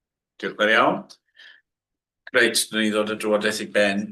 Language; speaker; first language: Welsh; non-native, learner; English